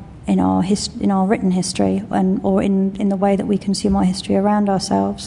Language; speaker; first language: English; native; English